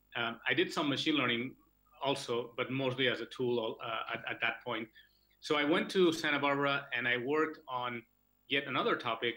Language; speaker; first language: English; non-native, fluent; Catalan